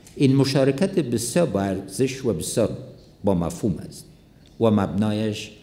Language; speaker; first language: Persian; non-native, local second language; Pashto